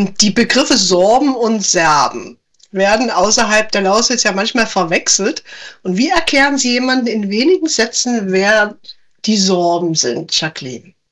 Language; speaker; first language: German; native; German